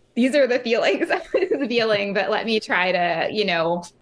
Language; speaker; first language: English; native; English